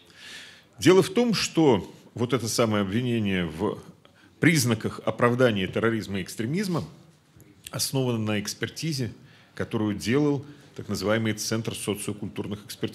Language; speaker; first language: Russian; native; Russian